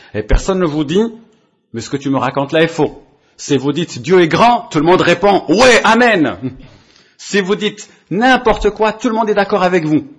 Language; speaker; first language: French; non-native, local second language; Arabic